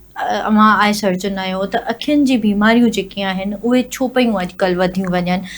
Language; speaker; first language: Sindhi; native; Sindhi